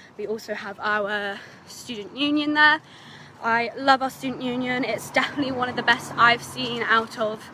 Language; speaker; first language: English; native; English